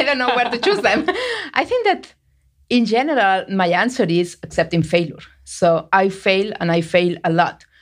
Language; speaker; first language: English; non-native, fluent; Spanish